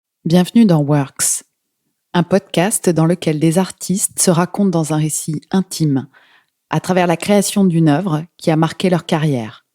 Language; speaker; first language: French; native; French